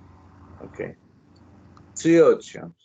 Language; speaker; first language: English; non-native, learner; Spanish